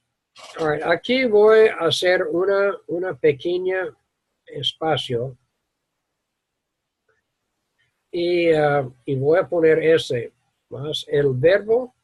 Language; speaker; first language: Spanish; non-native, learner; English